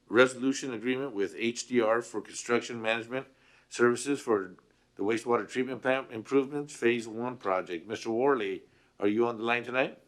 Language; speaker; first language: English; early bilingual, other home language; Spanish